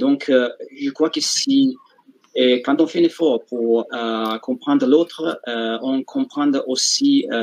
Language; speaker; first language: French; non-native, fluent; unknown